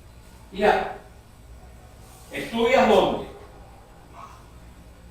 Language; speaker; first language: Spanish; native; Spanish